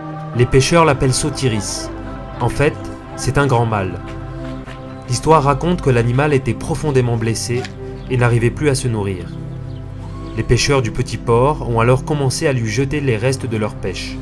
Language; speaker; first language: French; native; French